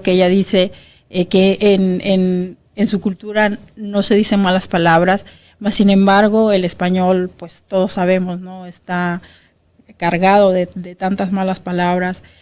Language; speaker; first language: Spanish; native; Spanish